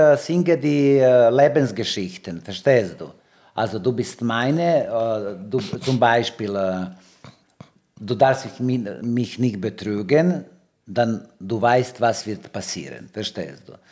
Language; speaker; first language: German; non-native, learner; Serbian